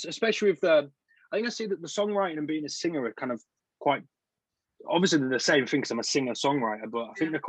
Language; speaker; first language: English; native; English